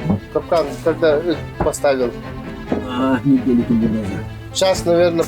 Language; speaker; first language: Russian; non-native, local second language; Yakut